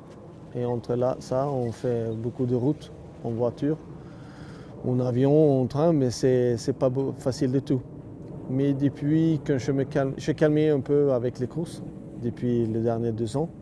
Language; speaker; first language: French; non-native, learner; Swedish